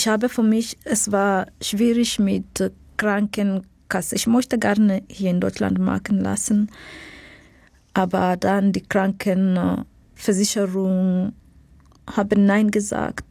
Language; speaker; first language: German; non-native, fluent; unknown